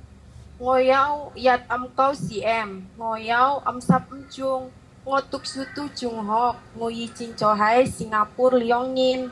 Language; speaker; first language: Cantonese; non-native, learner; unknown